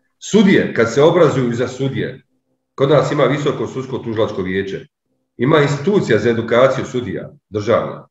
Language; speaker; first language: Serbian; native; Serbian